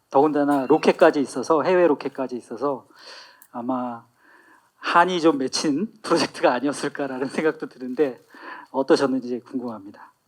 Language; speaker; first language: Korean; native; Korean